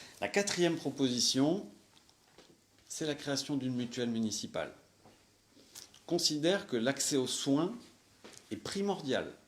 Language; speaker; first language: French; native; French